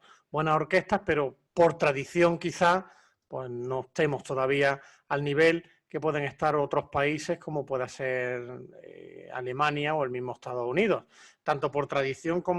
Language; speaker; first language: Spanish; native; Spanish